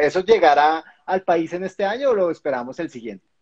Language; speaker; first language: Spanish; native; Spanish